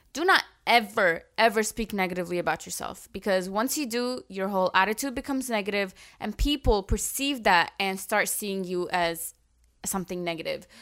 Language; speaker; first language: English; early bilingual, other home language; Arabic